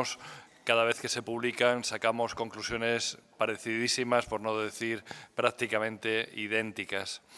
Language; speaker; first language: Spanish; native; Spanish